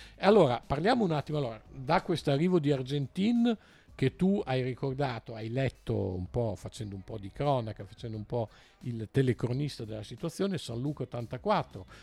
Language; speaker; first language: Italian; native; Italian